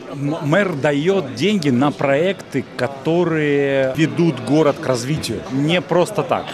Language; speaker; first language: Russian; native; Russian